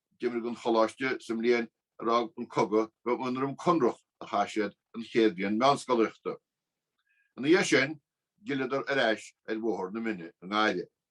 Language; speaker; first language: Irish; native; Irish